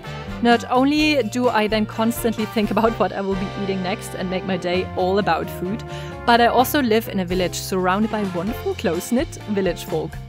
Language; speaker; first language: English; non-native, fluent; German